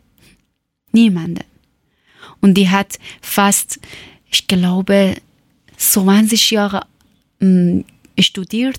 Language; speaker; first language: German; non-native, fluent; Persian